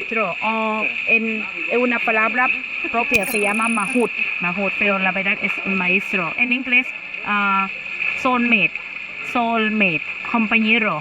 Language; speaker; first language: Spanish; non-native, learner; Thai